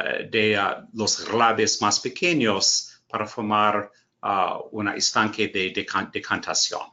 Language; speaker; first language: Spanish; non-native, learner; English